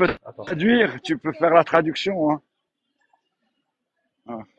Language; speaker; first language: French; native; French